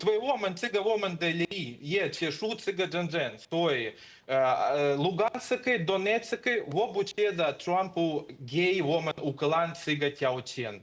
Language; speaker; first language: Chinese; non-native, fluent; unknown